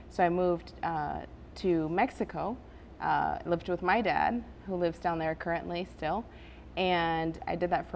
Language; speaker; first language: English; early bilingual, other home language; Spanish